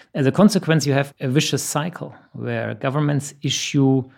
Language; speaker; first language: English; non-native, fluent; German